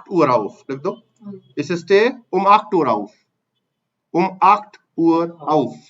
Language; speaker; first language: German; non-native, fluent; Hindi